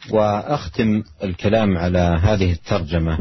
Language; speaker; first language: Arabic; native; Arabic